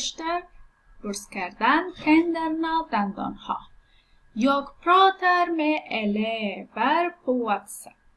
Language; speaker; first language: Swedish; non-native, fluent; Persian